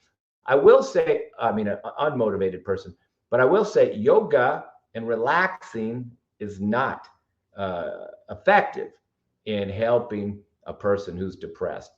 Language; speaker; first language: English; native; English